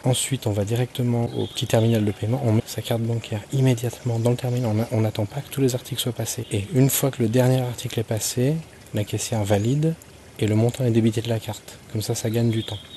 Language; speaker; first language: French; native; French